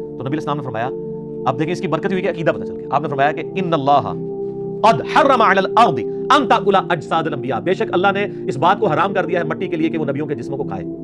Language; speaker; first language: Urdu; non-native, local second language; Punjabi